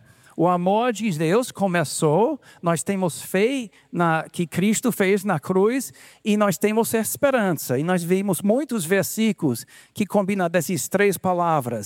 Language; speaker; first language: Portuguese; non-native, fluent; English